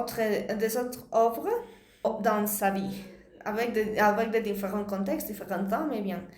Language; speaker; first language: French; non-native, learner; Spanish